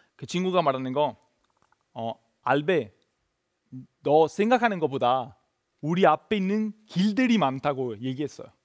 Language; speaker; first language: Korean; non-native, fluent; Italian